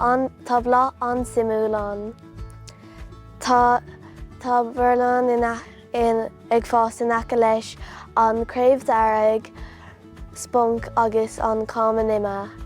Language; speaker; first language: Irish; non-native, local second language; English